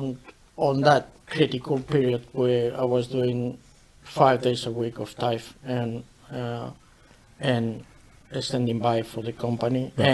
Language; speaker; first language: English; non-native, fluent; Spanish